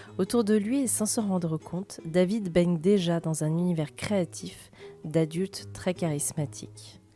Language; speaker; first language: French; native; French